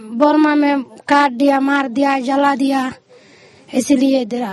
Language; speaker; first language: Hindi; non-native, learner; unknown